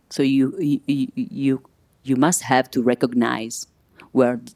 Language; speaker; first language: English; non-native, fluent; Italian